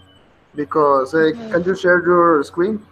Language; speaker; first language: English; non-native, learner; Spanish